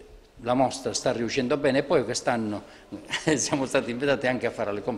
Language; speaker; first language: Italian; native; Italian